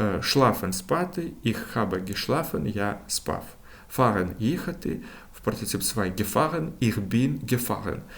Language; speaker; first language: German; non-native, fluent; Ukrainian